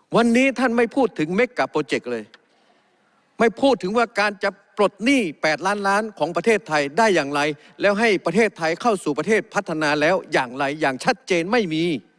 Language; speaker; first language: Thai; native; Thai